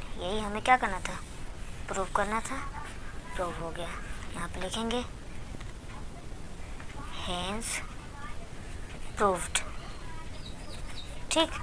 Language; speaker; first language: Hindi; native; Hindi